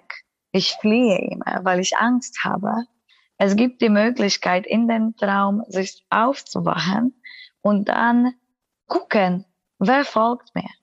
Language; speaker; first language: German; non-native, fluent; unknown